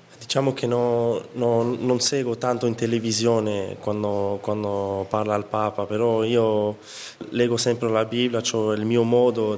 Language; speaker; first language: Italian; non-native, fluent; French